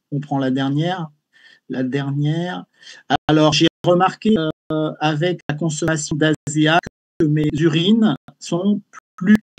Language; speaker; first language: French; native; French